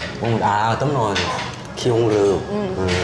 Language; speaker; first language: Vietnamese; non-native, learner; Korean